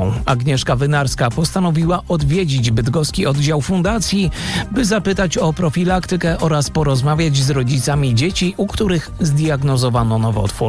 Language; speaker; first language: Polish; native; Polish